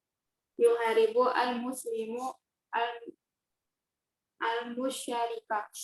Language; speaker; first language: Arabic; non-native, learner; Indonesian